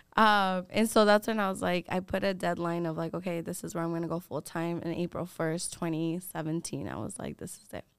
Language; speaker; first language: English; early bilingual, other home language; Spanish